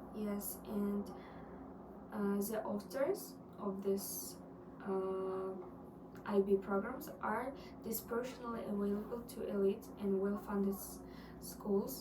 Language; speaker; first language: English; non-native, learner; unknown